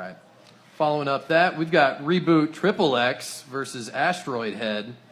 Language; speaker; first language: English; native; English